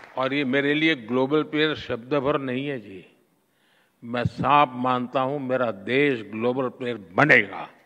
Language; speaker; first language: Hindi; non-native, local second language; Gujarati